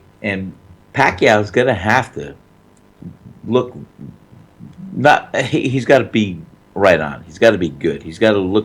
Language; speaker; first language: English; native; English